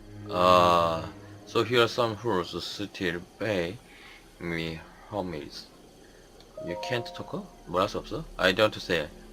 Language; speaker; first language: English; non-native, learner; Korean